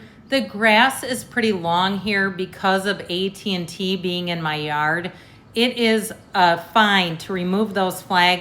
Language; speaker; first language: English; native; English